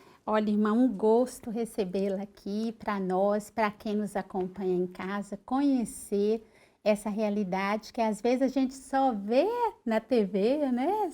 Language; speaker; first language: Portuguese; native; Portuguese